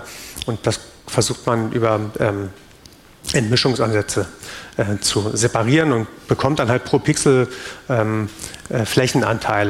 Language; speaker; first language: German; native; German